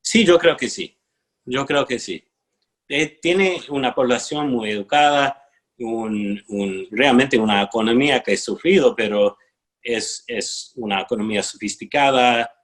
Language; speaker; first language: Spanish; non-native, fluent; English